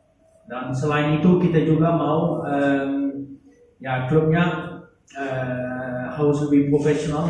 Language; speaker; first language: Indonesian; non-native, fluent; Dutch